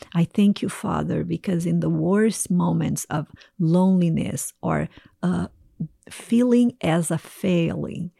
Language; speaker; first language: English; non-native, fluent; Portuguese